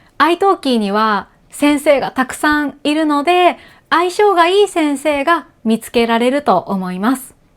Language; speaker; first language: Japanese; native; Japanese